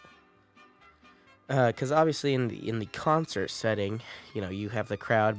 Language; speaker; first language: English; native; English